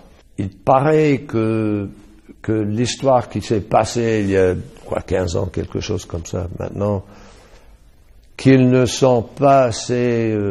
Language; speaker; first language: French; non-native, fluent; English